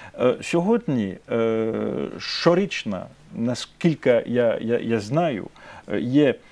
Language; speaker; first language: Ukrainian; non-native, fluent; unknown